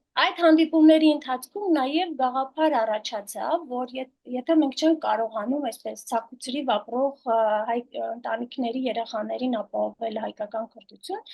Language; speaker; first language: Armenian; native; Armenian